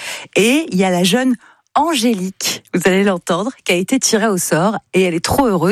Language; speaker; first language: French; native; French